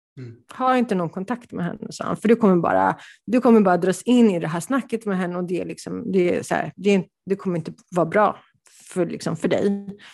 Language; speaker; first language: Swedish; early bilingual, other home language; Polish